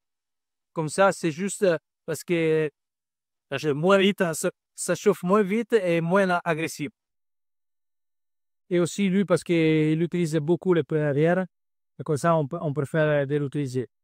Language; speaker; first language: French; non-native, learner; Italian